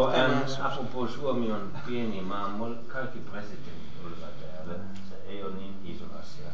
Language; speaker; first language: Finnish; non-native, learner; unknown